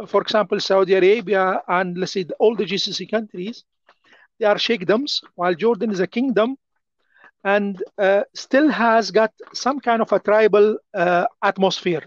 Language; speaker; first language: English; non-native, fluent; Arabic